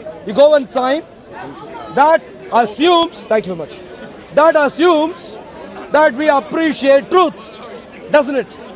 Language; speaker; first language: English; non-native, fluent; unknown